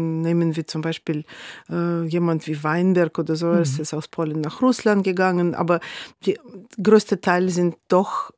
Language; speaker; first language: German; non-native, fluent; Russian